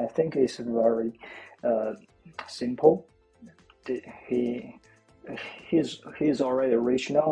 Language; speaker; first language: English; non-native, learner; Chinese